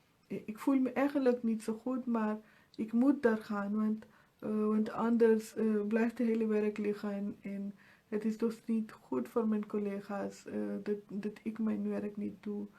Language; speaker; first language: Dutch; non-native, fluent; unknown